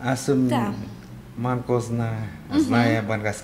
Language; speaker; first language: Bulgarian; non-native, learner; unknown